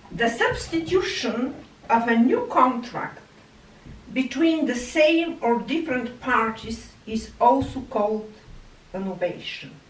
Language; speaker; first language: English; non-native, fluent; Bulgarian